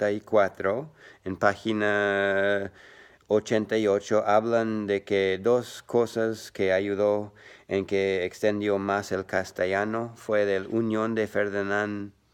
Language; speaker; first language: Spanish; non-native, learner; English